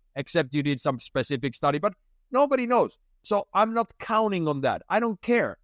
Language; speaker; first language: English; non-native, fluent; Finnish